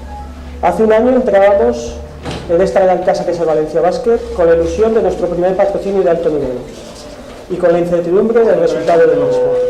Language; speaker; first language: Spanish; native; Spanish